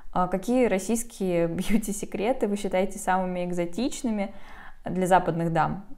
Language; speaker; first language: Russian; native; Russian